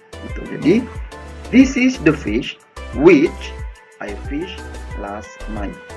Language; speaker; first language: English; non-native, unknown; Indonesian